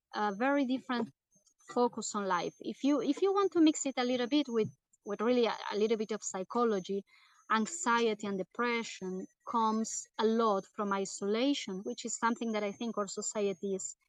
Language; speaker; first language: English; non-native, fluent; Portuguese